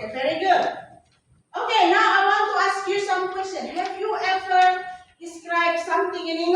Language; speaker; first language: English; non-native, fluent; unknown